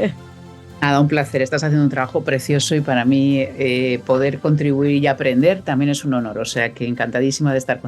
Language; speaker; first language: Spanish; native; Spanish